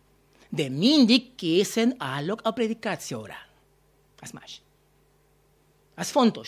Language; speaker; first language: Hungarian; non-native, learner; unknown